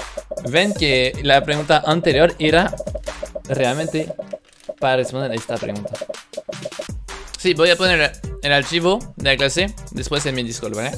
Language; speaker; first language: Spanish; non-native, fluent; French